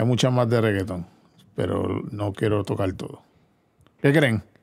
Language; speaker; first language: Spanish; early bilingual, heritage; Spanish